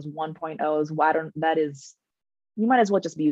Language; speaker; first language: English; native; English